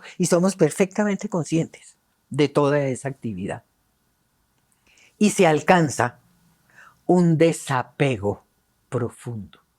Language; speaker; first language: Spanish; native; Spanish